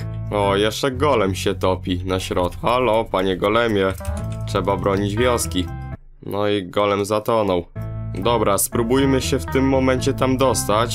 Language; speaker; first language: Polish; native; Polish